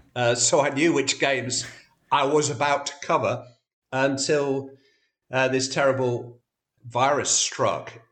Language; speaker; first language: English; native; English